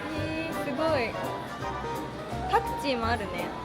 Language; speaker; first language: Japanese; native; Japanese